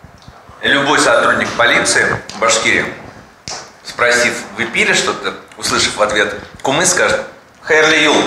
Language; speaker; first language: Russian; native; Russian